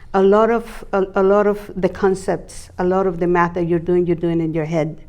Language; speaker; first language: English; non-native, fluent; Spanish